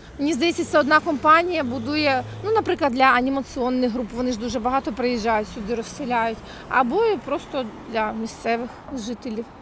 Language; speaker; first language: Ukrainian; native; Ukrainian